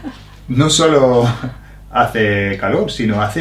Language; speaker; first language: Spanish; non-native, fluent; English